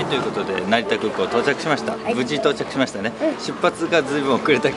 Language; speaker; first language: Japanese; native; Japanese